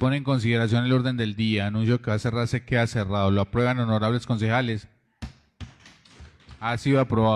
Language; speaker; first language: Spanish; native; Spanish